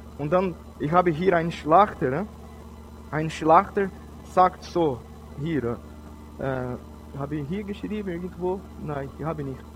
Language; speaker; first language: German; non-native, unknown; Portuguese